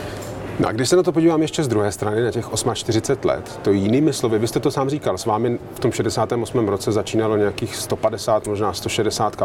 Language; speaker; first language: Czech; native; Czech